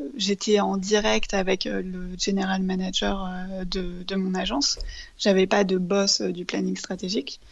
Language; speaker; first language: French; native; French